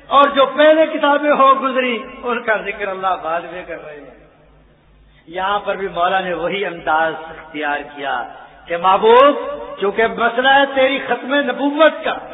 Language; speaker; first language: Urdu; non-native, local second language; Punjabi